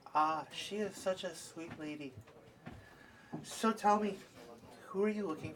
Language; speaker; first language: English; native; English